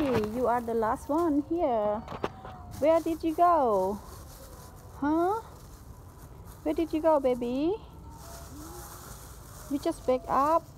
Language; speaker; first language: English; non-native, learner; Khmer